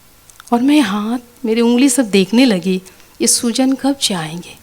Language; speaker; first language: Hindi; non-native, local second language; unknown